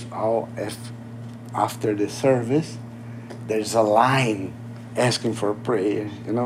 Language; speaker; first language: English; non-native, learner; Portuguese